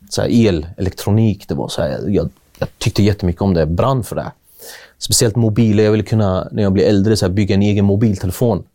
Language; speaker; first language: Swedish; early bilingual, other home language; Kurdish